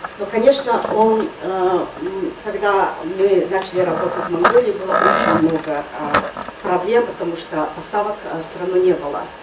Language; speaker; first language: Russian; non-native, fluent; Mongolian